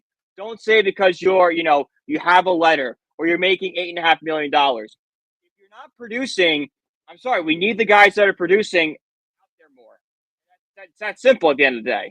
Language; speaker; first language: English; native; English